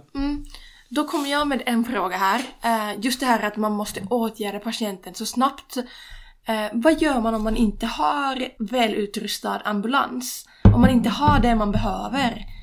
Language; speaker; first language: Swedish; non-native, fluent; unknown